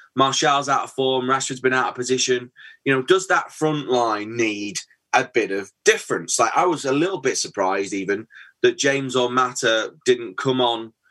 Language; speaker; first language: English; native; English